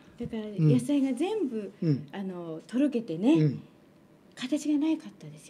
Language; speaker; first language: Japanese; native; Japanese